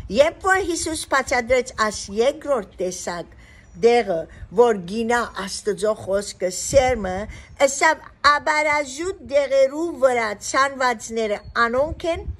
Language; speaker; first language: Armenian; early bilingual, heritage; Armenian